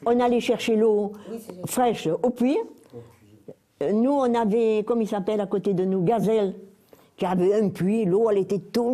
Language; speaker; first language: French; native; French